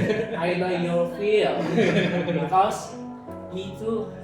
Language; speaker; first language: English; non-native, learner; Indonesian